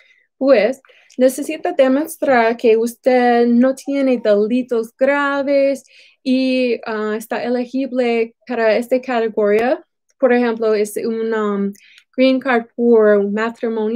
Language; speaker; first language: Spanish; non-native, fluent; English